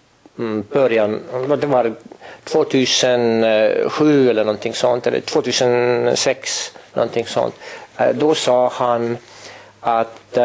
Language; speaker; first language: Swedish; non-native, fluent; Estonian